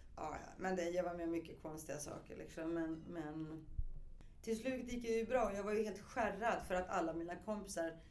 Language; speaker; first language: Swedish; early bilingual, other home language; Greek